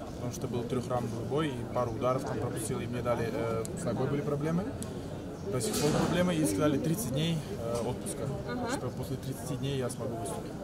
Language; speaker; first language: Russian; non-native, local second language; Uzbek